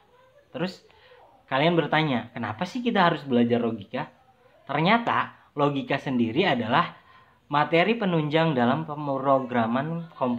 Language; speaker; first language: Indonesian; native; Indonesian